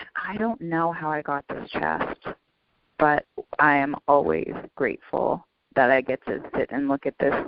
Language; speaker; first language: English; native; English